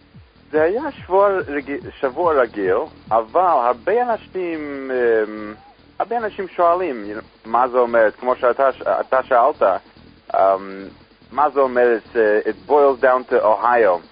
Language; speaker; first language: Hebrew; non-native, fluent; English